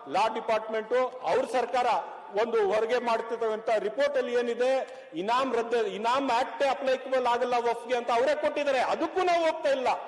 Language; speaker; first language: Kannada; non-native, local second language; Urdu